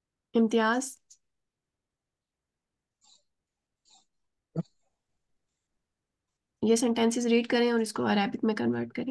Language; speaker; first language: Urdu; native; Urdu